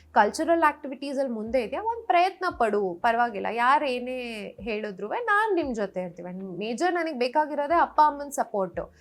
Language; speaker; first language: Kannada; non-native, local second language; Rajasthani